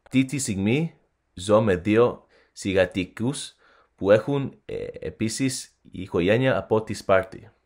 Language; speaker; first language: Greek; early bilingual, heritage; English